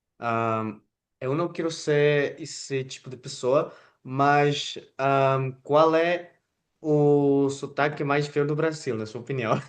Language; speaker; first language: Portuguese; non-native, fluent; Spanish